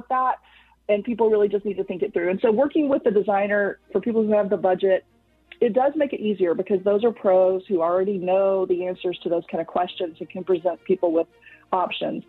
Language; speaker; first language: English; native; English